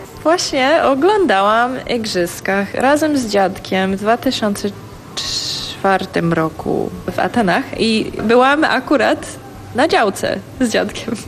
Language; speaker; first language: Polish; non-native, fluent; English